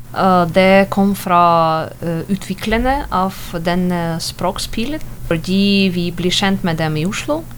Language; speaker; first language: Norwegian; non-native, learner; Ukrainian